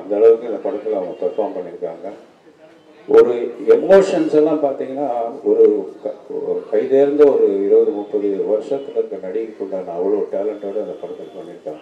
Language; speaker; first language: Tamil; native; Tamil